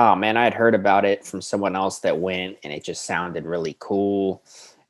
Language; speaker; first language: English; native; English